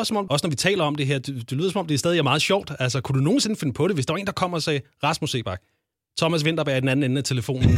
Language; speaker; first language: Danish; native; Danish